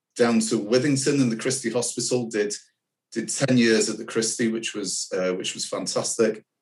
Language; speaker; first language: English; native; English